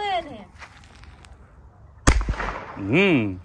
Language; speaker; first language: English; non-native, learner; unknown